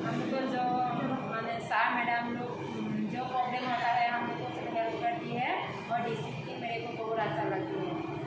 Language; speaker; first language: Hindi; non-native, local second language; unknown